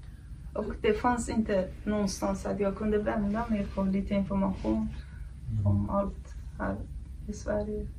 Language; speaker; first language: Swedish; non-native, fluent; Kurdish